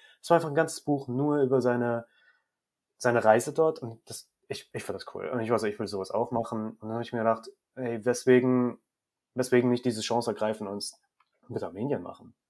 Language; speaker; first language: German; native; German